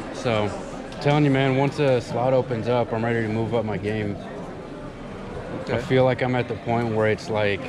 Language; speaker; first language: English; early bilingual, other home language; Spanish